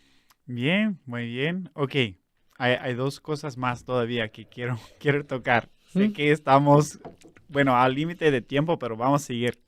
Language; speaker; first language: Spanish; non-native, fluent; English